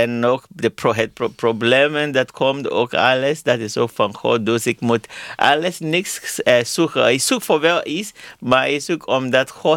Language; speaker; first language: Dutch; non-native, fluent; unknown